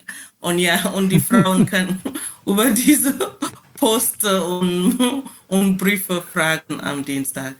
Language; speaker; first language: German; non-native, learner; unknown